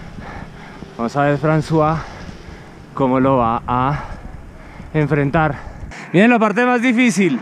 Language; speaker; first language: Spanish; native; Spanish